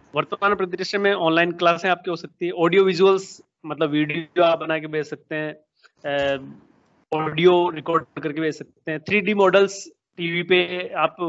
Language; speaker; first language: Hindi; native; Hindi